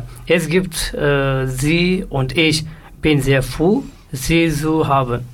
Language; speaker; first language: German; non-native, learner; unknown